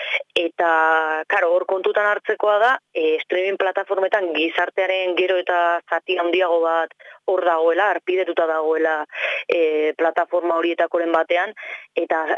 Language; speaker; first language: Basque; native; Basque